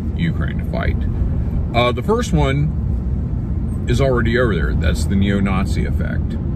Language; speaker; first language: English; native; English